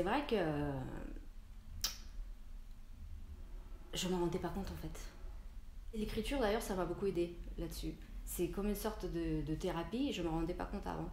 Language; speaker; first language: French; non-native, fluent; Russian